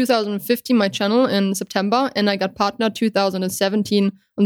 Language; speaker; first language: English; non-native, fluent; German